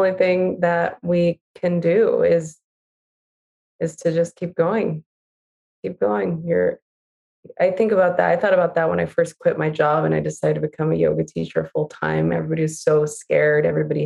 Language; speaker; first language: English; native; English